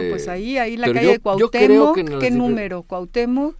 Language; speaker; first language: Spanish; native; Spanish